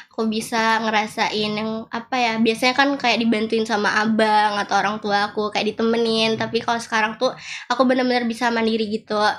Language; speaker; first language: Indonesian; native; Indonesian